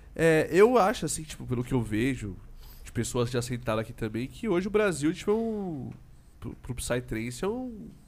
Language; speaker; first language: Portuguese; native; Portuguese